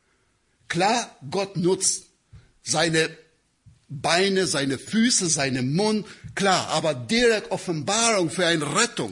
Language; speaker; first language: German; non-native, learner; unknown